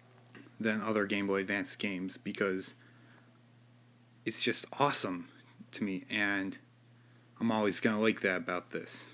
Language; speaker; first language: English; native; English